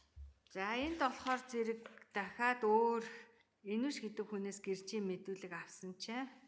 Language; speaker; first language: Mongolian; native; Mongolian